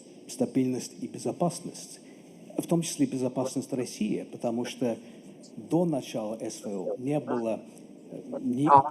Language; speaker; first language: Russian; non-native, fluent; English